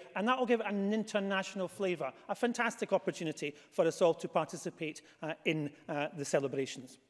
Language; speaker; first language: English; native; English